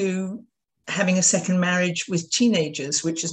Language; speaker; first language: English; native; English